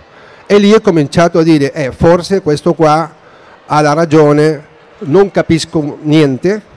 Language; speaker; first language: Italian; non-native, fluent; Spanish